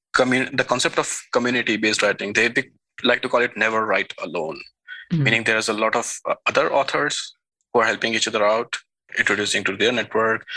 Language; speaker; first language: English; non-native, local second language; Hindi